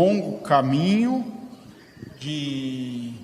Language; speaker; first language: Portuguese; non-native, fluent; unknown